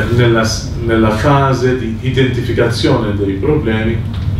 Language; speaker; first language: Italian; non-native, fluent; Maltese